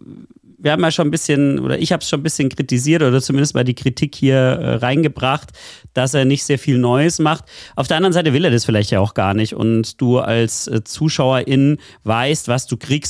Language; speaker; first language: German; native; German